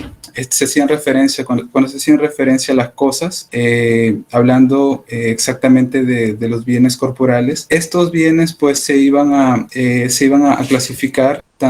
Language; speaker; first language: Spanish; native; Spanish